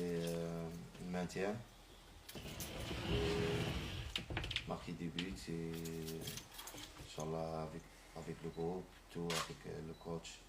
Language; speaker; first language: French; non-native, local second language; Arabic